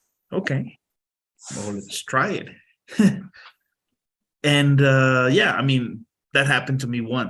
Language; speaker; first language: English; non-native, fluent; Spanish